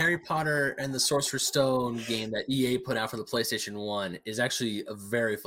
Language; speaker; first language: English; native; English